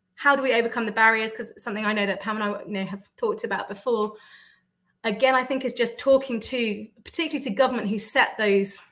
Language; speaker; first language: English; native; English